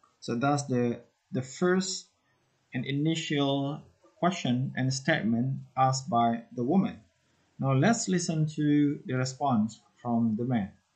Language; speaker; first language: English; non-native, fluent; Indonesian